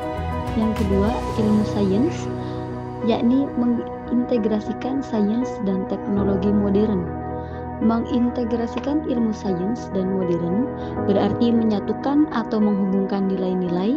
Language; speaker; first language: Indonesian; native; Indonesian